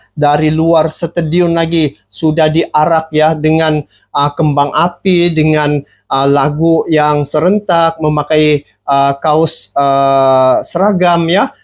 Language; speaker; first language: Malay; native; Malay